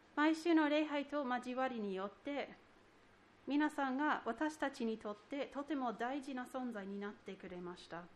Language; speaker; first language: Japanese; non-native, fluent; English